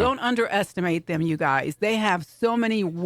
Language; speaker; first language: English; native; English